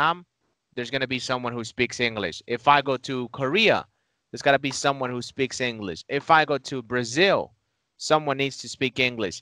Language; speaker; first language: English; non-native, fluent; Spanish